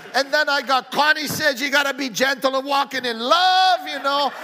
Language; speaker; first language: English; early bilingual, other home language; Italian